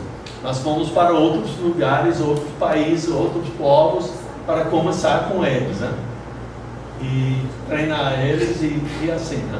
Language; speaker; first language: Portuguese; non-native, fluent; English